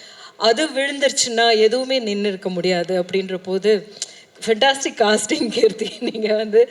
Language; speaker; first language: Tamil; native; Tamil